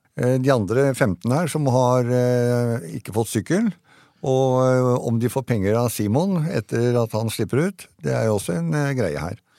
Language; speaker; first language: Norwegian; native; Norwegian